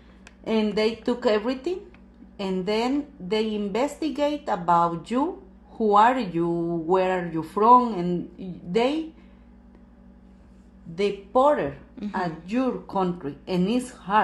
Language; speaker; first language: English; non-native, learner; Spanish